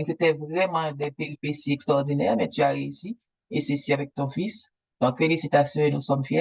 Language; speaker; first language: French; native; French